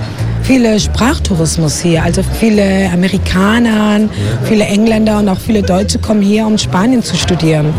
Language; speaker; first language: German; non-native, fluent; Spanish